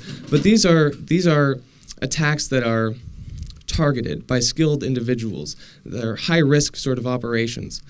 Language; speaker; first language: English; native; English